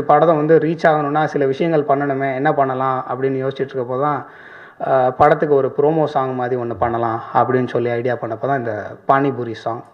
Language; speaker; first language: Tamil; native; Tamil